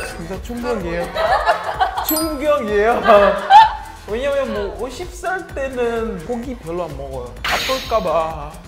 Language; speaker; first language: Korean; non-native, learner; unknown